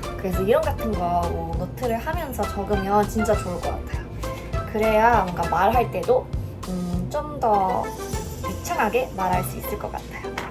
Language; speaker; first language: Korean; non-native, fluent; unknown